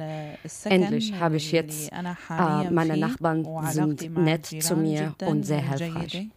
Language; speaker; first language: German; non-native, learner; Arabic